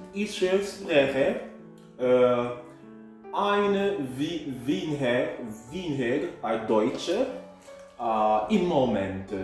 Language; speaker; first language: German; non-native, learner; English